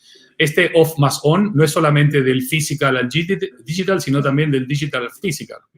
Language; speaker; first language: Spanish; native; Spanish